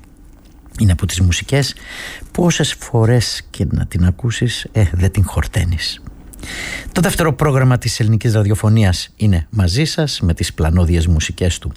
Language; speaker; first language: Greek; native; Greek